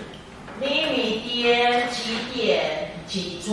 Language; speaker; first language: Chinese; non-native, learner; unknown